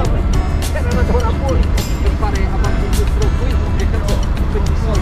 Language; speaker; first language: Italian; native; Italian